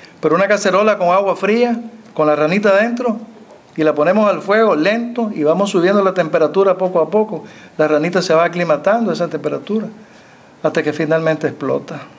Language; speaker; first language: Spanish; native; Spanish